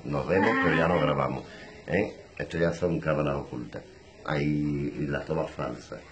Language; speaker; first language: Spanish; native; Spanish